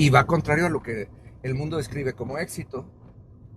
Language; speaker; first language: Spanish; native; Spanish